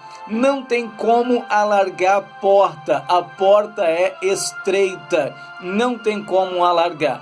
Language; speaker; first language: Portuguese; native; Portuguese